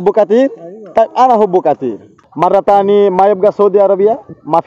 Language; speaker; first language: Arabic; non-native, learner; Bangla